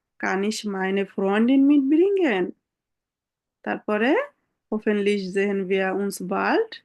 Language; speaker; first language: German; non-native, fluent; Bangla